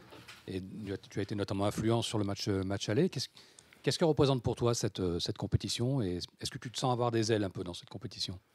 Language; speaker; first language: French; native; French